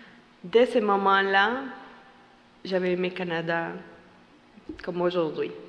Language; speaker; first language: French; non-native, fluent; Spanish